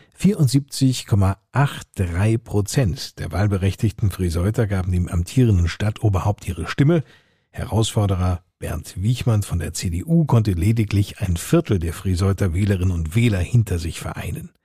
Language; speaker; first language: German; native; German